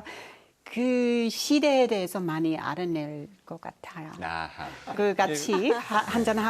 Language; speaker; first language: Korean; non-native, fluent; English